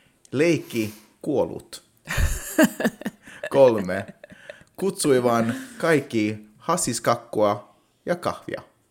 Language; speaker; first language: Finnish; non-native, learner; Swedish